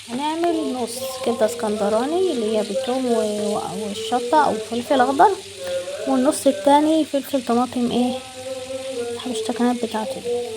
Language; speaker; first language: Arabic; native; Arabic